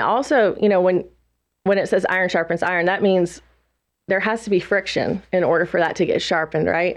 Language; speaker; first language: English; native; English